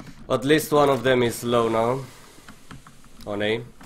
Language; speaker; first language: English; non-native, fluent; Romanian